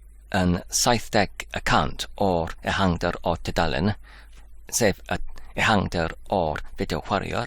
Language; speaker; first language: Welsh; non-native, learner; English